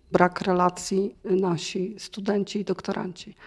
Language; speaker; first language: Polish; native; Polish